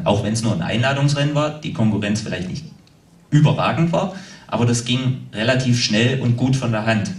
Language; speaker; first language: German; native; German